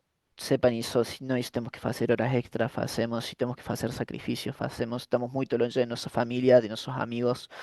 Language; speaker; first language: Portuguese; non-native, fluent; Spanish